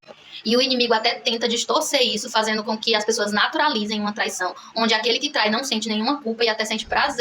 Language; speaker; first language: Portuguese; native; Portuguese